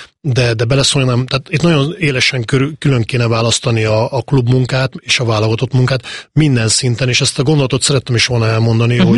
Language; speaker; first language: Hungarian; native; Hungarian